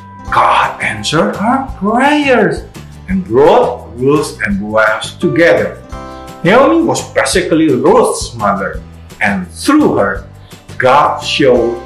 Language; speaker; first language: English; non-native, fluent; Indonesian